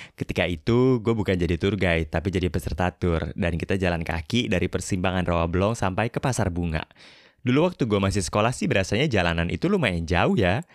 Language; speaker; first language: Indonesian; native; Indonesian